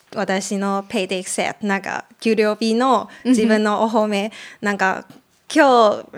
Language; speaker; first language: Japanese; non-native, fluent; Chinese